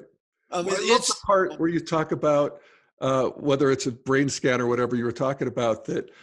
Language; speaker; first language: English; native; English